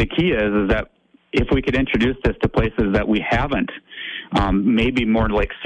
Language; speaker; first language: English; native; English